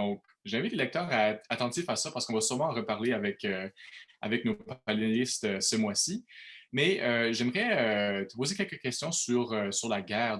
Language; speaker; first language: French; native; French